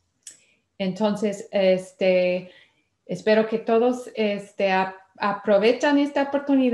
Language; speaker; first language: Spanish; non-native, fluent; English